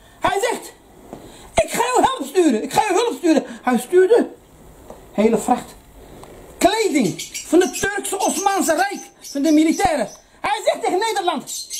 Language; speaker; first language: Dutch; early bilingual, other home language; Arabic